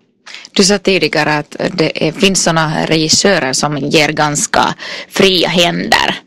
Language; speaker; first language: Swedish; non-native, fluent; Finnish